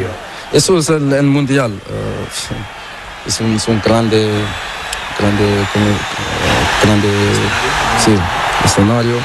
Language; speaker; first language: Spanish; non-native, learner; Portuguese